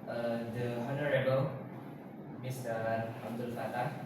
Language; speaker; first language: English; non-native, learner; Indonesian